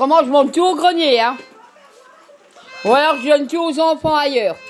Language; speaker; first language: French; native; French